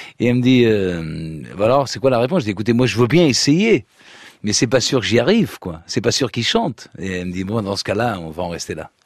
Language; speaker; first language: French; early bilingual, other home language; Portuguese